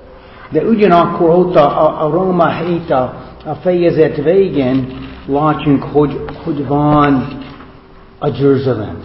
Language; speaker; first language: Hungarian; non-native, fluent; English